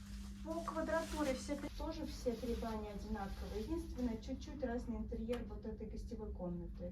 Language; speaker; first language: Russian; native; Russian